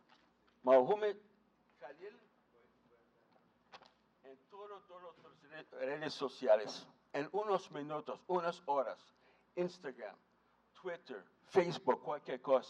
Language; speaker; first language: Spanish; non-native, fluent; English